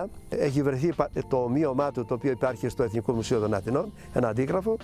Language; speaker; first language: Greek; native; Greek